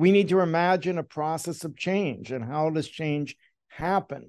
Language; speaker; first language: English; native; English